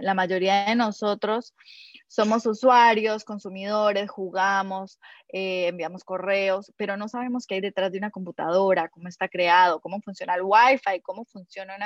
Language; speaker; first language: Spanish; native; Spanish